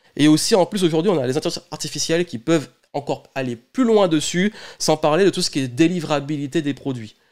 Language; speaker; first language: French; native; French